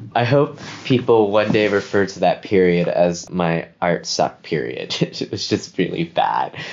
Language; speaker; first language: English; native; English